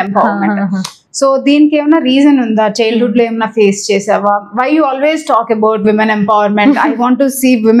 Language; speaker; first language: Telugu; native; Telugu